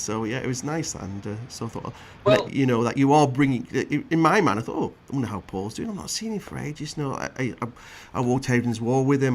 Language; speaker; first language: English; native; English